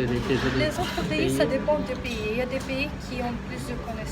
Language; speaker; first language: French; non-native, local second language; Arabic